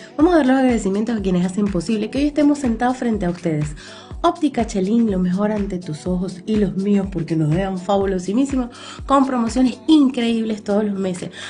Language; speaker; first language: Spanish; native; Spanish